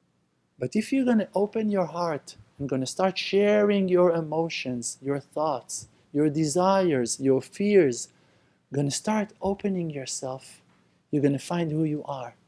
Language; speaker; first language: English; non-native, fluent; Hebrew